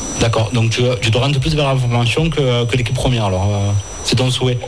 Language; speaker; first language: French; native; French